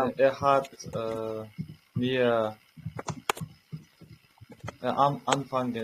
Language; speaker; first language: German; non-native, learner; Uzbek